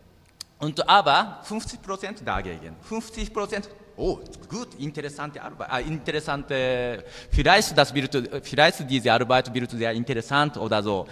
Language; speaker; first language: German; non-native, learner; Japanese